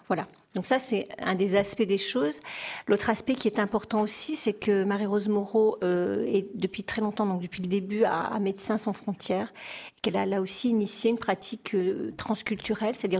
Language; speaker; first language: French; native; French